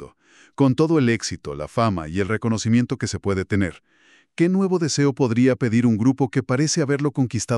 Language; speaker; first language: Spanish; native; Spanish